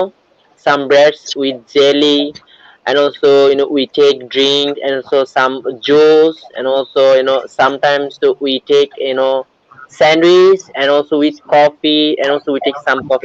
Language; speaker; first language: English; non-native, learner; Bangla